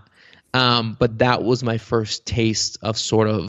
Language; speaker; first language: English; early bilingual, other home language; Bulgarian